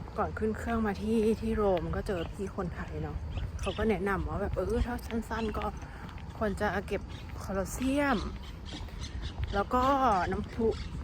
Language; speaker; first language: Thai; native; Thai